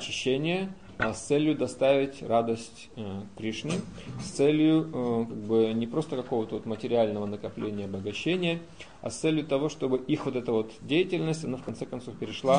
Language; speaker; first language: Russian; native; Russian